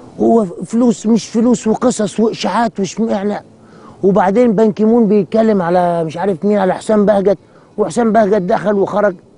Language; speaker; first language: Arabic; native; Arabic